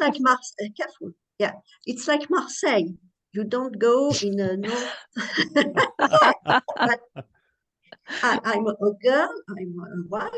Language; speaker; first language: English; non-native, learner; French